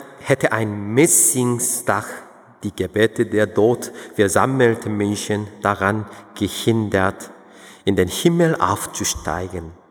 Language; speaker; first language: German; non-native, fluent; Korean